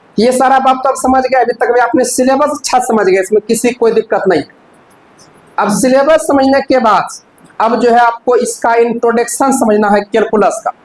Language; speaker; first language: Hindi; native; Hindi